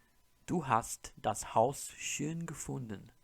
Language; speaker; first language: German; non-native, fluent; English